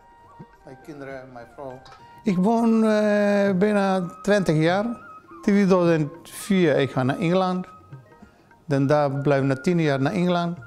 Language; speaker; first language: Dutch; non-native, learner; Punjabi